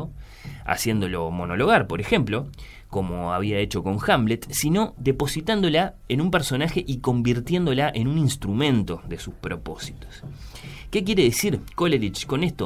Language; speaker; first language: Spanish; native; Spanish